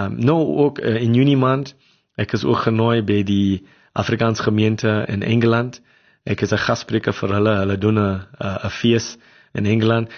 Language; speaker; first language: Afrikaans; non-native, local second language; English